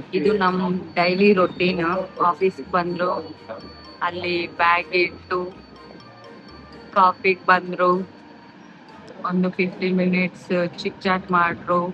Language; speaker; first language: Kannada; non-native, learner; Telugu